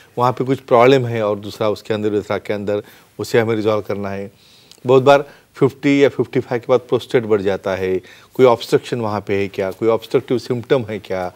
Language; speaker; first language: Hindi; non-native, local second language; Marathi